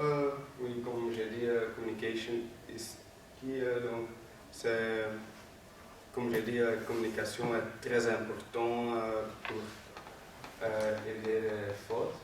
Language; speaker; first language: French; non-native, learner; Dutch